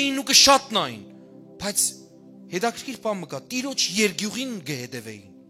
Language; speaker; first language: Armenian; early bilingual, heritage; Armenian